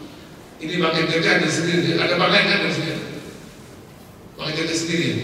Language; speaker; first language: Indonesian; native; Indonesian